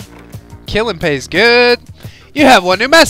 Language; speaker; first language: English; native; English